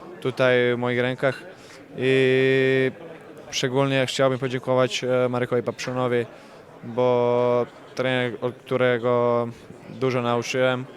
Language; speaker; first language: Polish; non-native, fluent; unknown